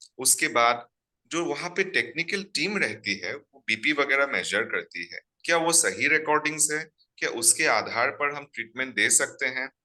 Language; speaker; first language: Hindi; non-native, local second language; Assamese